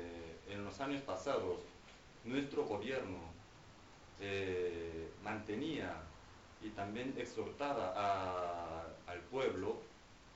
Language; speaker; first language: Spanish; non-native, fluent; Korean